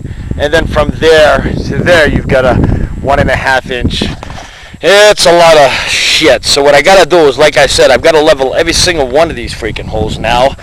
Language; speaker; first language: English; native; English